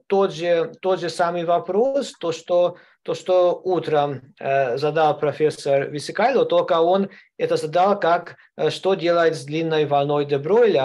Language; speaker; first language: Russian; non-native, learner; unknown